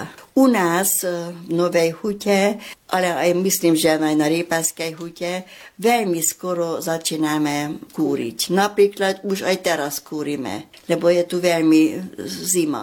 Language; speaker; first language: Slovak; early bilingual, heritage; Slovak